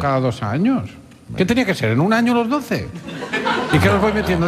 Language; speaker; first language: Spanish; native; Spanish